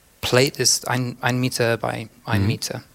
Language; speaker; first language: German; non-native, learner; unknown